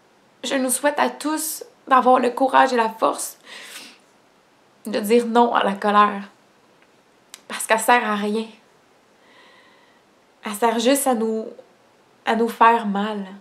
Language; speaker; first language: French; native; French